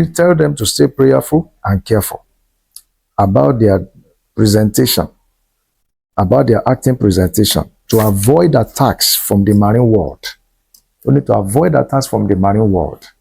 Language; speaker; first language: English; non-native, local second language; Yoruba